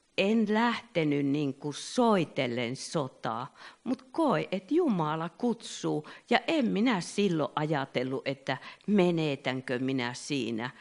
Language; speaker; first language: Finnish; native; Finnish